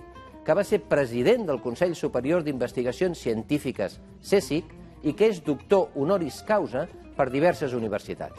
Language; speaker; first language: Catalan; native; Catalan